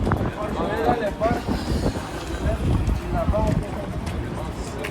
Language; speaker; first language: French; non-native, learner; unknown